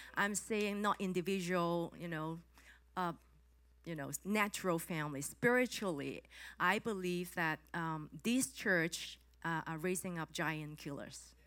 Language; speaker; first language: English; non-native, local second language; Cantonese